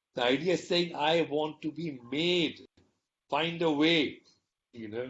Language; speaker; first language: English; non-native, local second language; Hindi